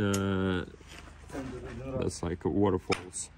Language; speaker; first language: English; non-native, learner; Russian